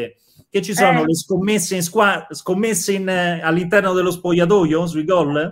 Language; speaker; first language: Italian; native; Italian